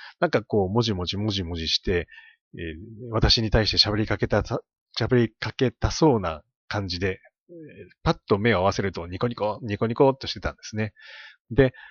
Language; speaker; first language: Japanese; native; Japanese